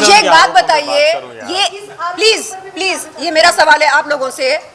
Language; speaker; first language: Hindi; native; Hindi